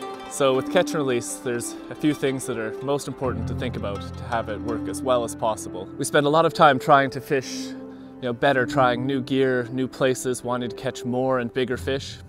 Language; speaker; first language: English; native; English